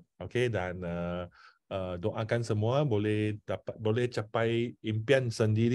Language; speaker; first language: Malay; non-native, local second language; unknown